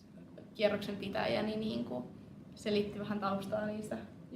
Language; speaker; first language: Finnish; native; Finnish